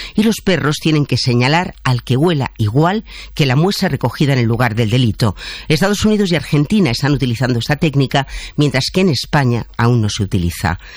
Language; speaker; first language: Spanish; native; Spanish